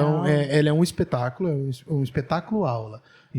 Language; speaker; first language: Portuguese; native; Portuguese